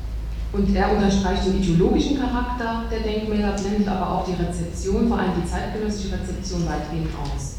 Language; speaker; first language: German; native; German